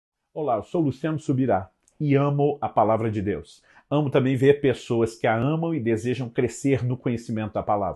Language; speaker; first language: Portuguese; native; Portuguese